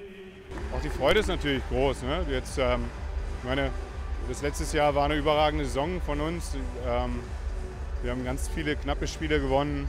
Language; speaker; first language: German; native; German